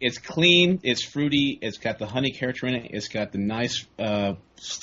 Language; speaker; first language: English; native; English